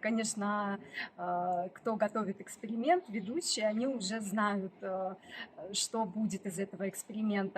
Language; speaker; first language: Russian; native; Russian